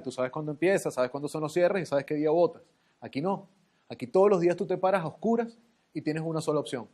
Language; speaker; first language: Spanish; native; Spanish